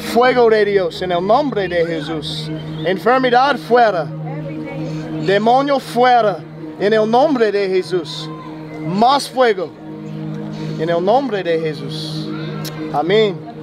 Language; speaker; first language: Spanish; non-native, learner; English